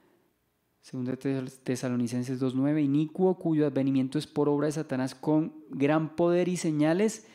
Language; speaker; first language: Spanish; native; Spanish